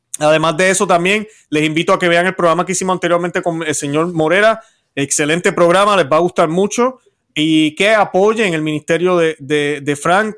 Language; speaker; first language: Spanish; native; Spanish